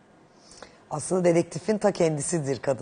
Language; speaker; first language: Turkish; native; Turkish